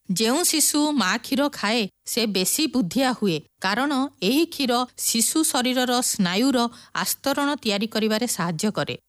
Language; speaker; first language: Odia; native; Odia